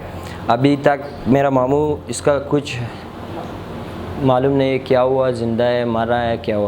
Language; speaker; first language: Hindi; non-native, learner; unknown